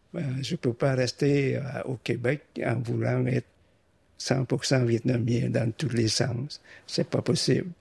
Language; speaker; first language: French; non-native, fluent; Vietnamese